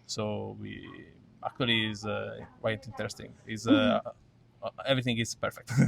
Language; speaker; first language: English; non-native, learner; Italian